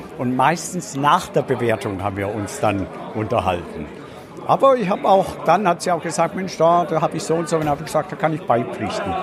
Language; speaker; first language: German; native; German